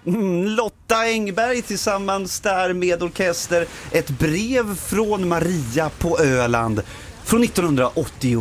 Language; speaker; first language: Swedish; native; Swedish